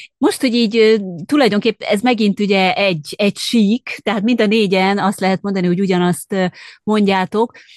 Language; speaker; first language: Hungarian; native; Hungarian